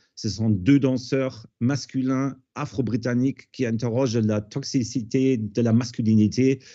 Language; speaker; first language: French; non-native, fluent; German